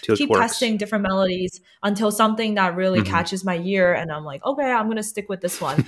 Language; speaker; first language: English; early bilingual, other home language; Chinese